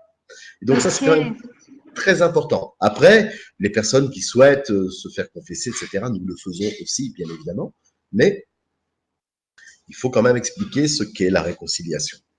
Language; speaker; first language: French; native; French